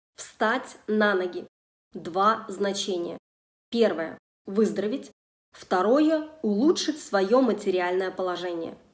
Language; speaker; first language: Russian; native; Russian